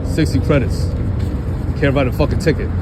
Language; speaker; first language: English; native; English